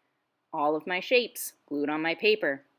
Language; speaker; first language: English; native; English